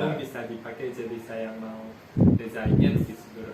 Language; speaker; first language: Indonesian; non-native, fluent; Japanese